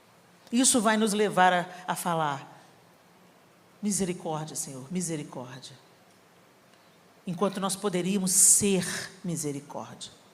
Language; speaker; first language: Portuguese; native; Portuguese